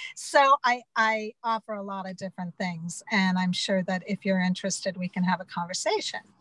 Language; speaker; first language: English; native; English